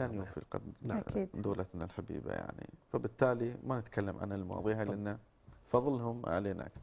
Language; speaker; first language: Arabic; native; Arabic